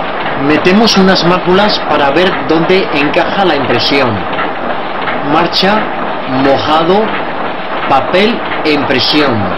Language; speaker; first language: Spanish; native; Spanish